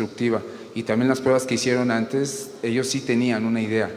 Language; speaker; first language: Spanish; native; Spanish